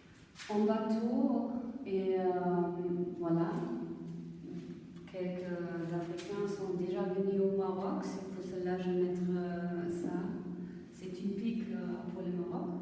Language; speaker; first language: French; non-native, fluent; German